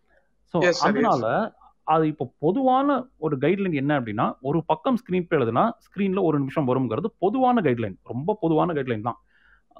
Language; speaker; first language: Tamil; native; Tamil